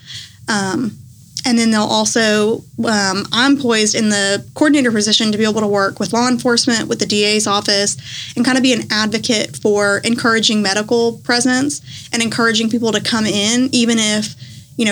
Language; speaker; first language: English; native; English